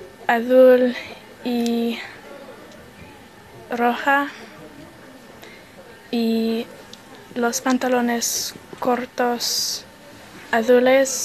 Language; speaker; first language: Spanish; non-native, learner; English